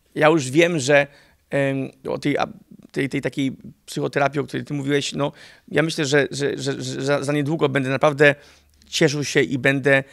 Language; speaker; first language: Polish; early bilingual, heritage; Danish